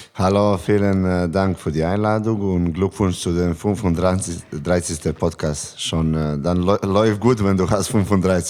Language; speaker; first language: German; non-native, learner; Serbian